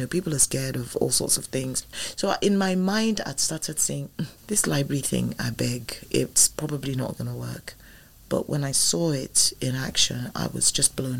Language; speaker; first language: English; non-native, local second language; Yoruba